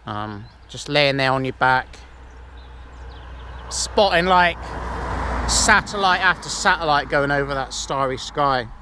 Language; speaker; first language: English; native; English